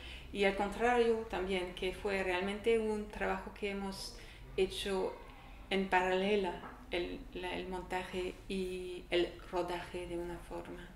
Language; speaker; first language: Spanish; non-native, learner; French